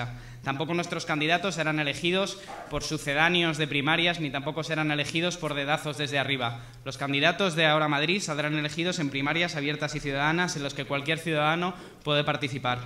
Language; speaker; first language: Spanish; native; Spanish